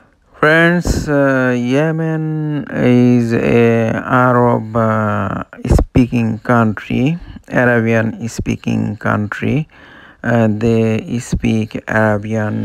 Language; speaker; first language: English; non-native, local second language; Bangla